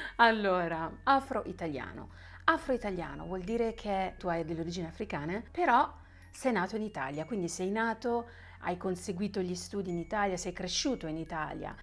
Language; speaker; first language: Italian; native; Italian